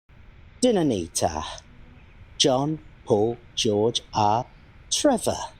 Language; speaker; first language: Welsh; non-native, learner; English